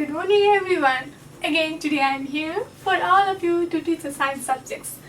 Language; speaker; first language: English; non-native, local second language; Nepali